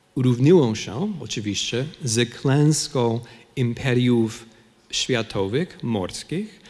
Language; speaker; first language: Polish; non-native, fluent; English